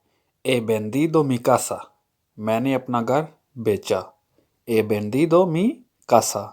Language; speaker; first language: Spanish; non-native, fluent; Urdu